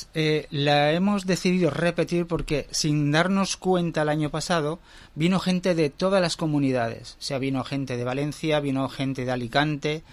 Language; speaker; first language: Spanish; native; Spanish